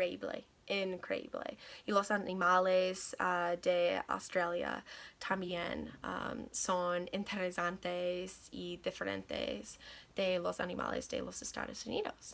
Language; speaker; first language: Spanish; non-native, learner; English